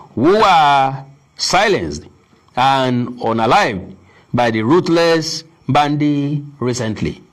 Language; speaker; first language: English; non-native, local second language; Yoruba